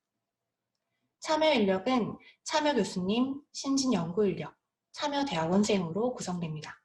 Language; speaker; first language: Korean; native; Korean